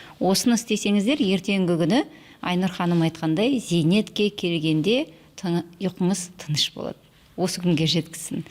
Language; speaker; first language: Kazakh; native; Kazakh